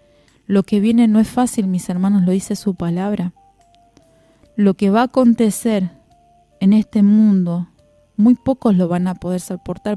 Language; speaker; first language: Spanish; native; Spanish